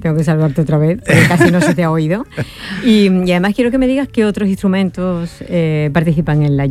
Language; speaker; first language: Spanish; native; Spanish